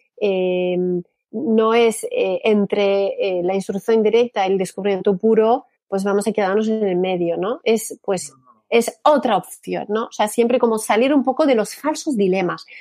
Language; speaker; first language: Spanish; non-native, fluent; French